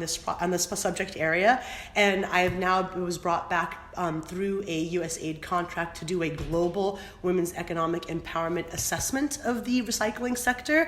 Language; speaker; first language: English; early bilingual, other home language; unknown